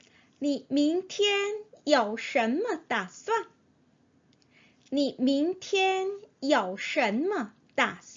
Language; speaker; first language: Chinese; non-native, fluent; Korean